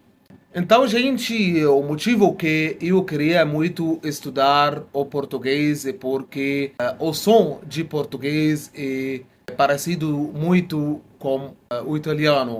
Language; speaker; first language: Portuguese; non-native, fluent; Arabic